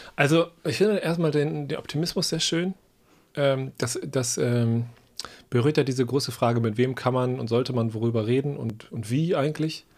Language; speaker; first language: German; native; German